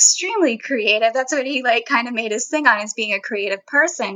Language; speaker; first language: English; early bilingual, other home language; Spanish